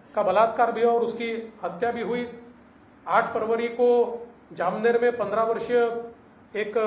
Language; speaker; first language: Hindi; non-native, local second language; Marathi